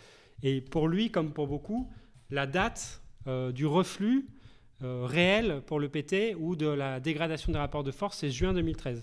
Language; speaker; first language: French; native; French